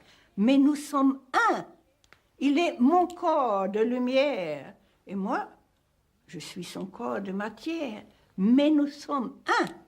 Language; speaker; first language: French; non-native, fluent; Hungarian